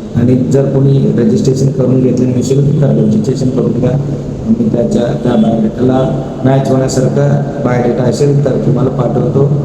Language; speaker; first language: Marathi; non-native, local second language; Kannada